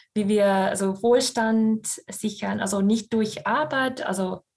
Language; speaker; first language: German; non-native, fluent; English